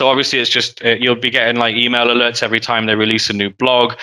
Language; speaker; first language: English; native; English